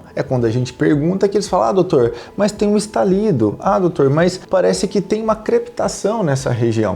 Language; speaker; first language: Portuguese; native; Portuguese